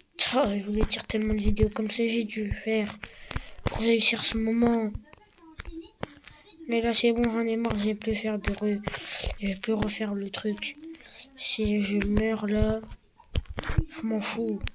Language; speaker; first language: French; native; French